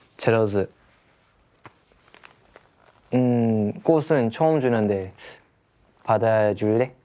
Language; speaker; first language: Korean; early bilingual, heritage; English